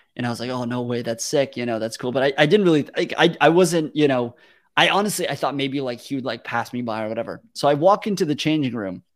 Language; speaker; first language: English; early bilingual, other home language; Russian